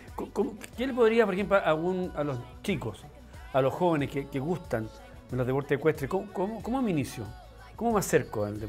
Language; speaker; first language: Spanish; native; Spanish